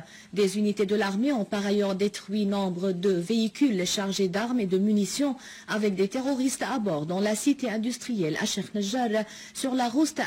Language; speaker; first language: French; non-native, fluent; Arabic